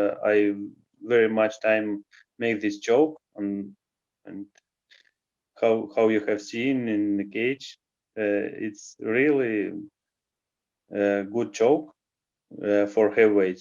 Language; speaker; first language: English; non-native, learner; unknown